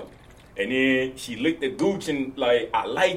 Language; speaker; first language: English; early bilingual, other home language; Igbo